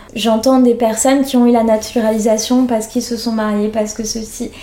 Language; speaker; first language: French; native; French